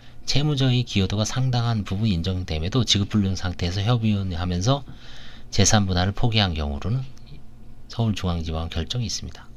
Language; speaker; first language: Korean; native; Korean